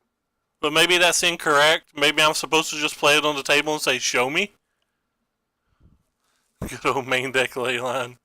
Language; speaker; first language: English; native; English